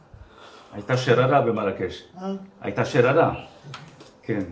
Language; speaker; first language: Hebrew; non-native, fluent; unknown